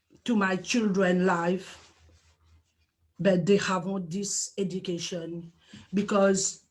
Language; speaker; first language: English; non-native, learner; Morisyen